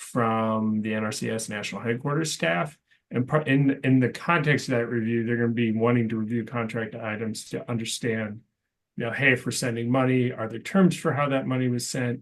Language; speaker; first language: English; native; English